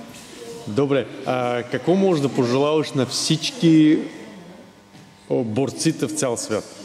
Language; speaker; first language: Bulgarian; non-native, learner; Russian